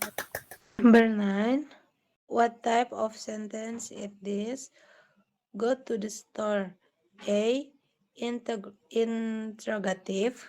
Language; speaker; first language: English; non-native, learner; Indonesian